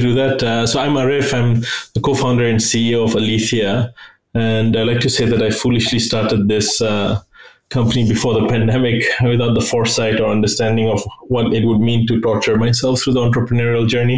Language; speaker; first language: English; native; English